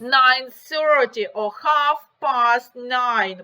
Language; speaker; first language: English; non-native, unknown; Ukrainian